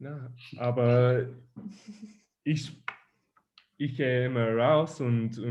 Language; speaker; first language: German; non-native, learner; English